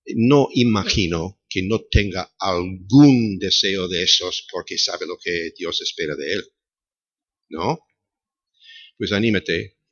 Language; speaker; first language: Spanish; non-native, fluent; English